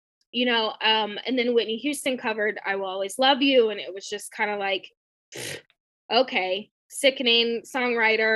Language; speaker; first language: English; native; English